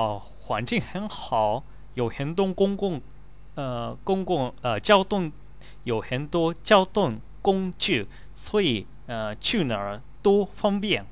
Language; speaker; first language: Chinese; non-native, learner; Japanese